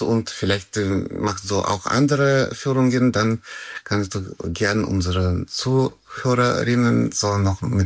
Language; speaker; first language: German; non-native, learner; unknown